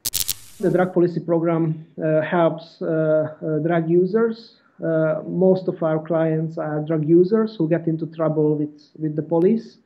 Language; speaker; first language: English; non-native, fluent; Hungarian